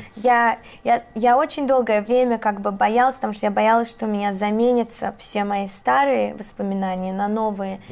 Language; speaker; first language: Russian; early bilingual, other home language; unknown